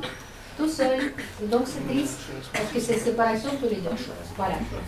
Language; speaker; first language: French; non-native, learner; Russian